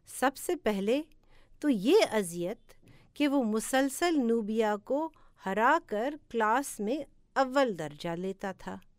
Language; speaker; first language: Urdu; native; Urdu